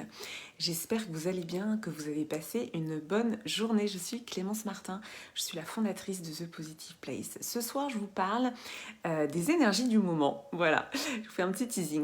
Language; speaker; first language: French; native; French